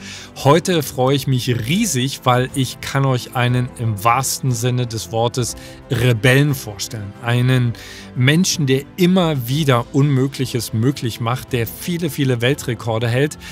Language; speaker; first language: German; native; German